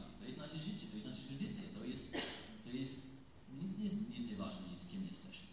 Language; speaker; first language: Polish; non-native, learner; English